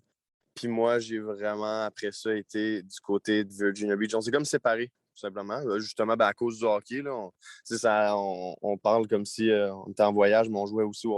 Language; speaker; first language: French; native; French